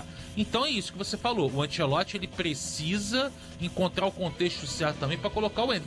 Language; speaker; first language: Portuguese; native; Portuguese